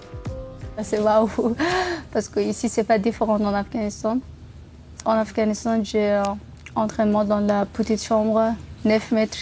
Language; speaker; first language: French; non-native, learner; Persian